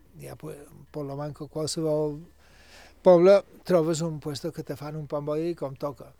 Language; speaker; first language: Catalan; non-native, local second language; English